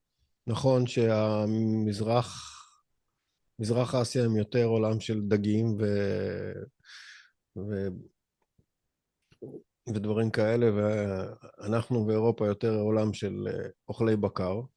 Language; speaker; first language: Hebrew; native; Hebrew